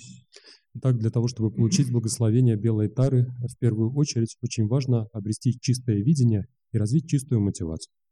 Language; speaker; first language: Russian; native; Russian